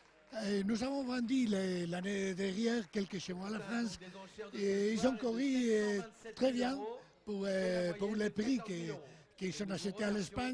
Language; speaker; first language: French; non-native, learner; Spanish